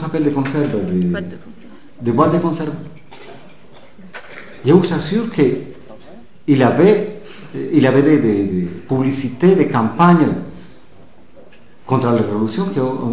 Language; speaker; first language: French; non-native, fluent; Spanish